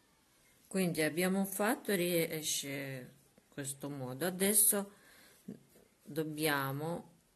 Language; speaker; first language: Italian; non-native, learner; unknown